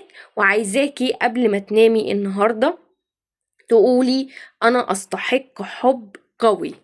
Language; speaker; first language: Arabic; native; Arabic